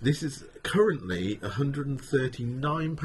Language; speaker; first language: English; native; English